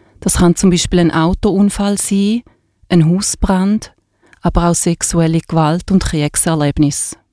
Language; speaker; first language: German; native; German